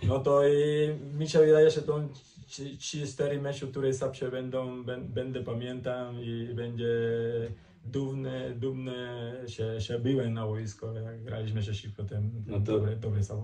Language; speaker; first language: Polish; non-native, learner; Spanish